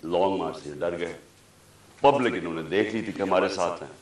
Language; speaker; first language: Urdu; native; Urdu